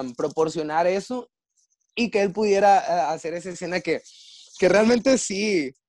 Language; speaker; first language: Spanish; native; Spanish